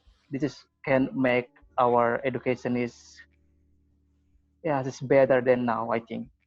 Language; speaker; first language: English; non-native, learner; Indonesian